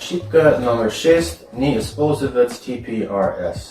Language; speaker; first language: Russian; non-native, fluent; English